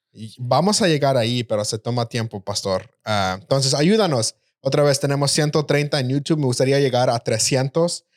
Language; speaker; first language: Spanish; early bilingual, heritage; Spanish